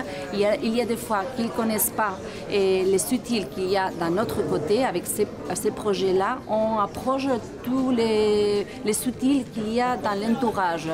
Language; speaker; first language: French; non-native, fluent; Spanish